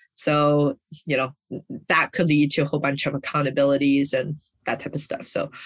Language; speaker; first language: English; early bilingual, other home language; Chinese